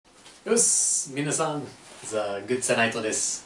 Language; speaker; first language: Japanese; non-native, learner; English